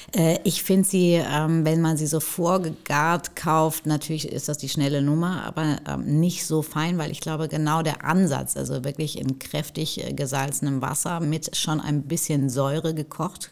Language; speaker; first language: German; native; German